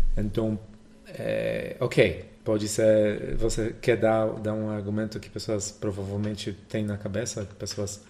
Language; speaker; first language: Portuguese; non-native, fluent; Polish